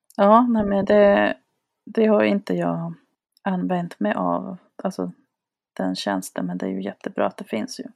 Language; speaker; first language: Swedish; early bilingual, other home language; Spanish